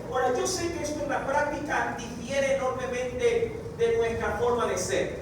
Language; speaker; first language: Spanish; native; Spanish